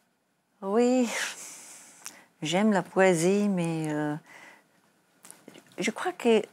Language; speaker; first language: French; non-native, learner; Afrikaans